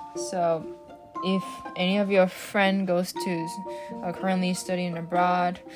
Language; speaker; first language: English; non-native, fluent; Japanese